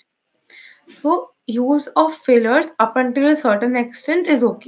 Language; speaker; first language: English; non-native, local second language; Bangla